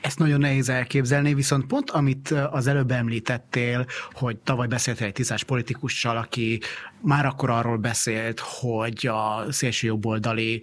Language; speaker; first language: Hungarian; native; Hungarian